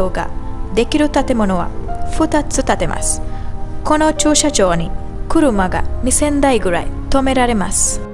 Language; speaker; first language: Japanese; non-native, learner; Sinhala